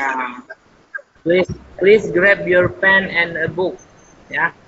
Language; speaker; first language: English; non-native, learner; Indonesian